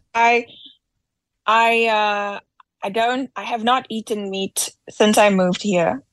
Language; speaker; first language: English; native; English